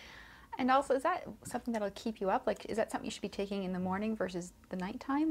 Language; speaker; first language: English; native; English